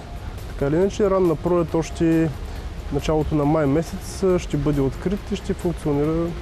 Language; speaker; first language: Bulgarian; native; Bulgarian